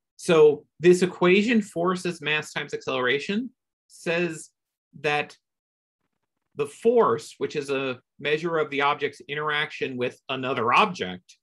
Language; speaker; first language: English; native; English